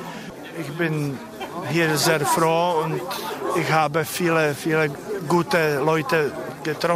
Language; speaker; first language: German; non-native, fluent; Czech